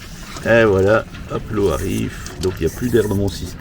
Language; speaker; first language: French; native; French